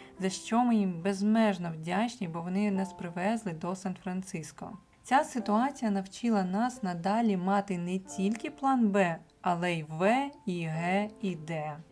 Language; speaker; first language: Ukrainian; non-native, local second language; Russian